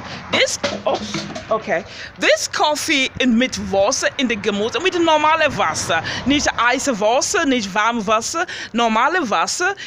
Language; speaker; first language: German; non-native, learner; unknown